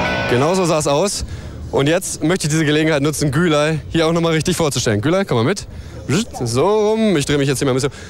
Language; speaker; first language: German; native; German